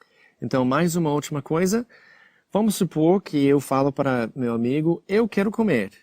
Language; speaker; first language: Portuguese; non-native, fluent; English